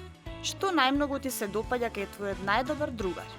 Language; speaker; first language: Macedonian; native; Macedonian